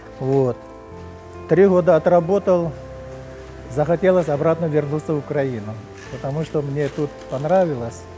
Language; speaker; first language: Russian; non-native, local second language; Uzbek